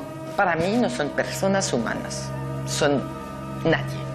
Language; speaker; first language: Spanish; non-native, fluent; French